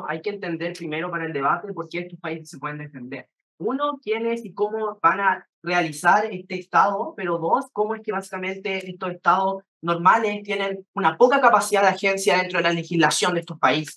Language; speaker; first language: Spanish; native; Spanish